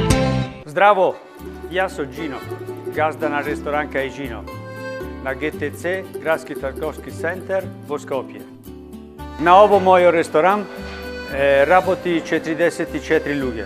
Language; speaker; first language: Macedonian; non-native, learner; Italian